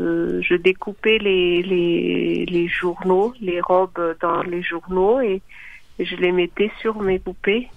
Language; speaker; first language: French; non-native, local second language; Malagasy